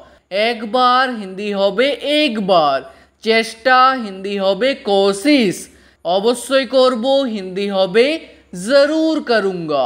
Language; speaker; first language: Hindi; non-native, fluent; Bangla